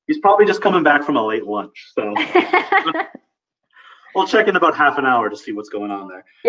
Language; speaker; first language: English; native; English